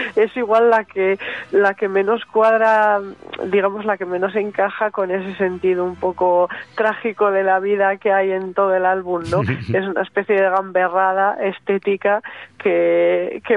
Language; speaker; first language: Spanish; native; Spanish